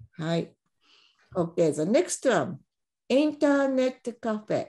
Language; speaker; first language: English; non-native, fluent; Japanese